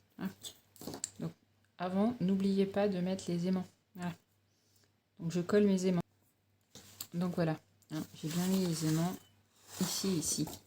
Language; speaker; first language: French; native; French